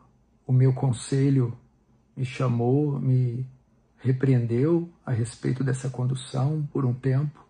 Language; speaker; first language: Portuguese; native; Portuguese